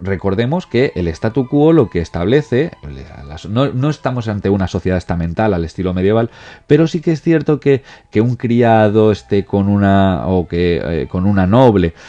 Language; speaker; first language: Spanish; native; Spanish